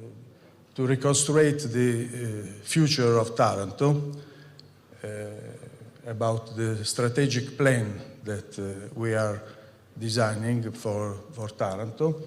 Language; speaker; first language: English; non-native, fluent; Italian